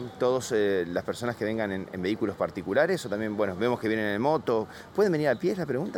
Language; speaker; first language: Spanish; native; Spanish